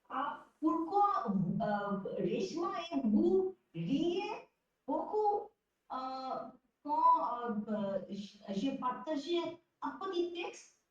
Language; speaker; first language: French; non-native, learner; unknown